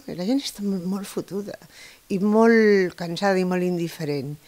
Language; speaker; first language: Catalan; non-native, local second language; Spanish